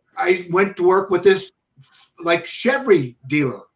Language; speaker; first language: English; native; English